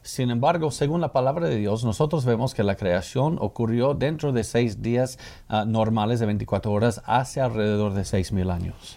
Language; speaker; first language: Spanish; non-native, fluent; English